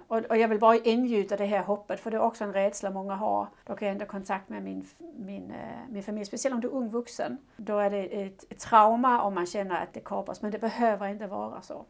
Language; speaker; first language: Swedish; non-native, fluent; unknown